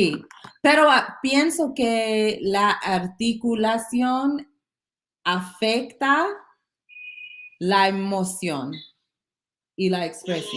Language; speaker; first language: Spanish; non-native, learner; English